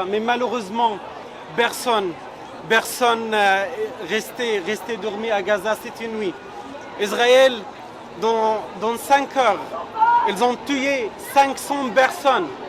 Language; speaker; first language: French; non-native, fluent; Arabic